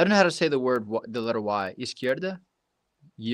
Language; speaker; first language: English; native; English